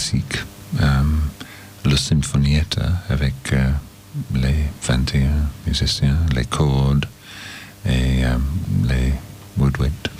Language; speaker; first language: French; non-native, learner; English